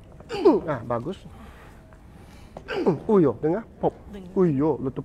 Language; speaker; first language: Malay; non-native, local second language; Cantonese